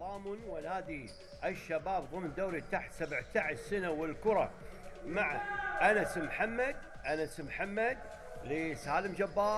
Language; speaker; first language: Arabic; native; Arabic